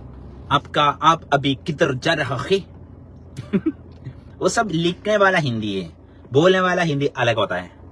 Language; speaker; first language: Hindi; non-native, local second language; Malayalam